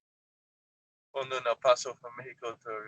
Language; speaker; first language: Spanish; non-native, learner; English